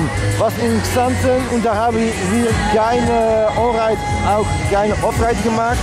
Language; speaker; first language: German; non-native, learner; Dutch